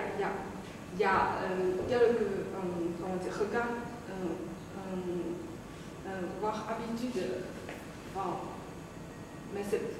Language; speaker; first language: French; non-native, learner; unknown